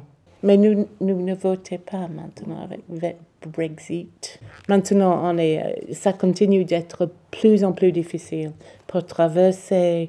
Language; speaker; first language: French; non-native, learner; English